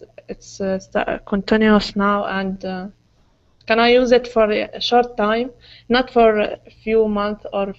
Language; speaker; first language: English; non-native, learner; Arabic